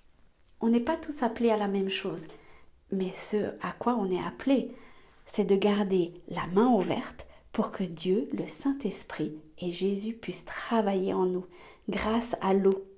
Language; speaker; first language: French; native; French